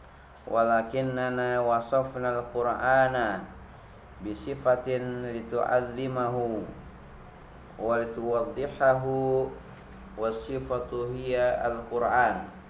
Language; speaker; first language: Arabic; non-native, fluent; Indonesian